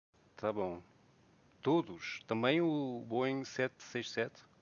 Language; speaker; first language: Portuguese; non-native, learner; German